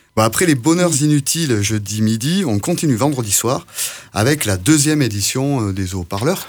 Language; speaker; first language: French; native; French